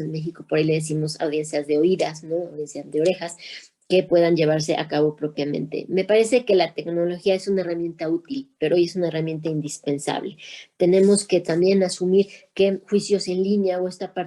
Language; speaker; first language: Spanish; native; Spanish